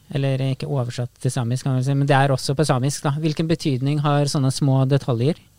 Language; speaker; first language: Norwegian; native; Norwegian